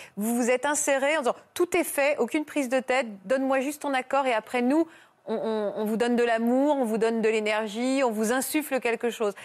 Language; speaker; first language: French; native; French